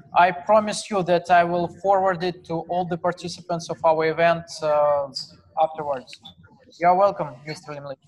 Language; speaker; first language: English; non-native, fluent; Russian